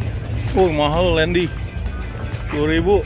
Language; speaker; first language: English; non-native, learner; Indonesian